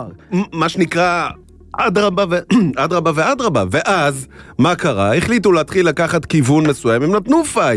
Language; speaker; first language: Hebrew; native; Hebrew